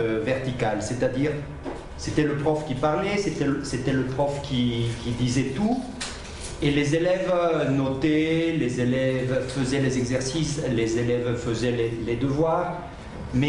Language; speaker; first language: French; native; French